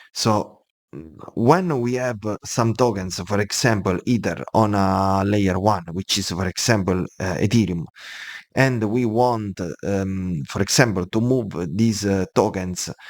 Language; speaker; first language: English; non-native, fluent; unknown